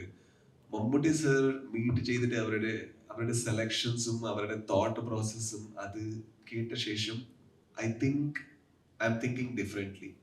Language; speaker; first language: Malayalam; non-native, learner; Kannada